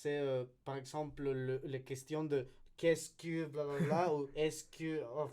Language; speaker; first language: French; non-native, learner; Spanish